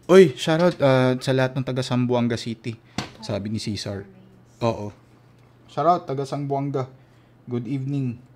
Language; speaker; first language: Filipino; non-native, local second language; Cebuano